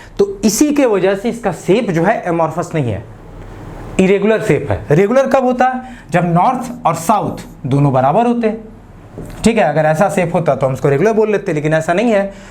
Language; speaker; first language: Hindi; native; Hindi